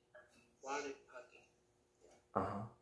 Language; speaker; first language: English; non-native, learner; Thai